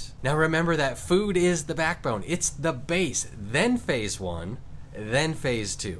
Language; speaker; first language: English; native; English